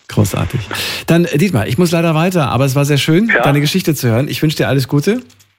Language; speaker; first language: German; native; German